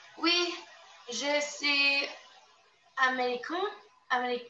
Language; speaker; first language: French; non-native, learner; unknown